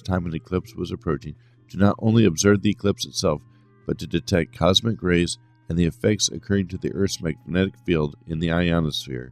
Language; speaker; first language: English; native; English